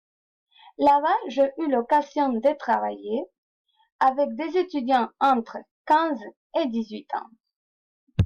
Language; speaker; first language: French; non-native, fluent; Spanish